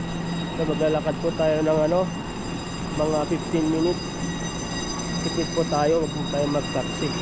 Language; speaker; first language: Filipino; native; Filipino